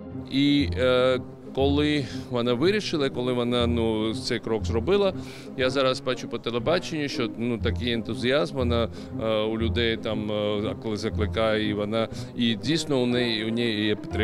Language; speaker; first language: Ukrainian; non-native, learner; Georgian